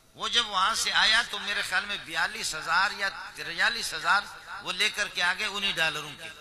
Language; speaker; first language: Urdu; non-native, local second language; Brahui